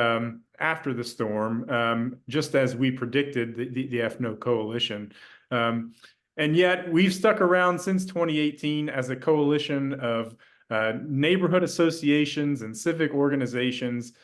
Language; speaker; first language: English; native; English